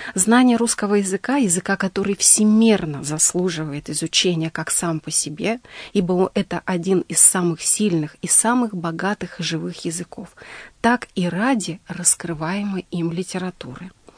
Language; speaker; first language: Russian; native; Russian